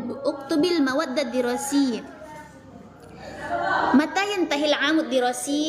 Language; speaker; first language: Arabic; non-native, fluent; Indonesian